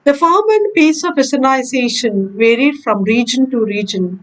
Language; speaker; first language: English; non-native, local second language; Kannada